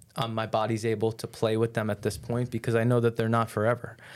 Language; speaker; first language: English; native; English